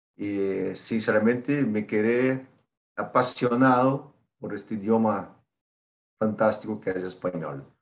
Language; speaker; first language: Spanish; non-native, fluent; Portuguese